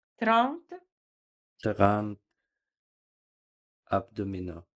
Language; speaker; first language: French; non-native, learner; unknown